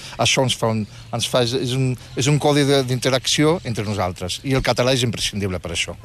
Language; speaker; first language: Catalan; non-native, fluent; Riffian